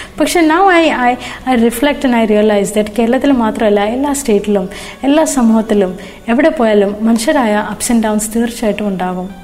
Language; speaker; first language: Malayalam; early bilingual, other home language; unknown